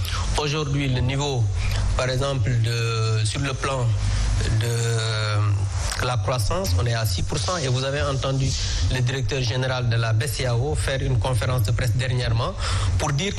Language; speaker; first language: French; non-native, local second language; Wolof